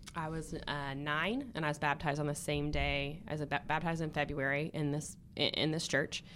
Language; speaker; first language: English; native; English